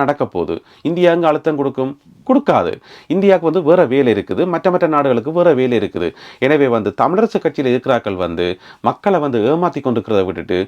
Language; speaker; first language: Tamil; native; Tamil